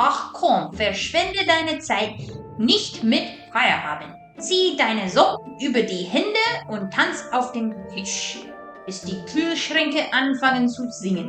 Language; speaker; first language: German; non-native, fluent; English